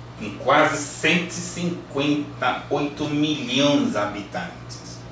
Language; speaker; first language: Portuguese; non-native, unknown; Yoruba